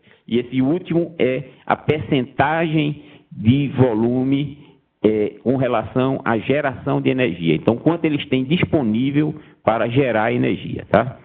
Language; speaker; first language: Portuguese; native; Portuguese